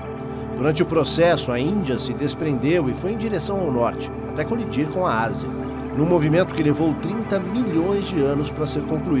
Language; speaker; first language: Portuguese; native; Portuguese